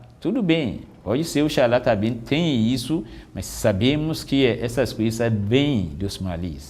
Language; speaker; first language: Portuguese; non-native, fluent; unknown